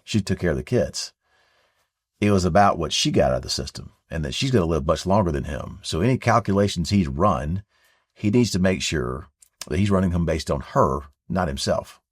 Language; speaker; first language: English; native; English